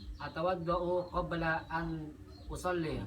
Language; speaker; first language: Arabic; non-native, learner; Indonesian